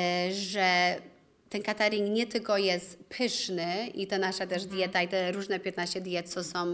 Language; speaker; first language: Polish; early bilingual, other home language; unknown